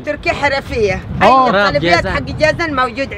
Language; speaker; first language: Arabic; native; Arabic